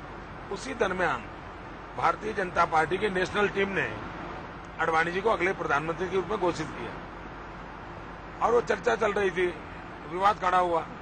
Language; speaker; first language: Hindi; non-native, local second language; Gujarati